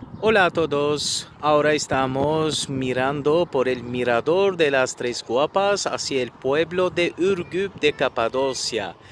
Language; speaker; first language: Spanish; non-native, fluent; Turkish